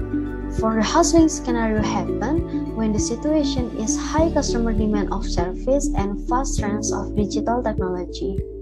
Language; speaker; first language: English; non-native, learner; Indonesian